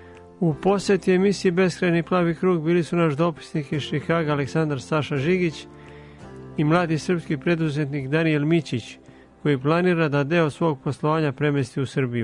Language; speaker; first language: Serbian; native; Serbian